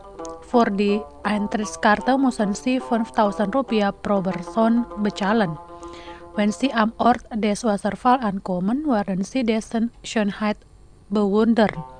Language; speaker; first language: German; non-native, fluent; Indonesian